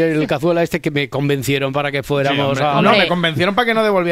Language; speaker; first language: Spanish; native; Spanish